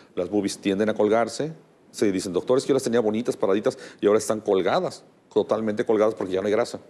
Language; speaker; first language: Spanish; native; Spanish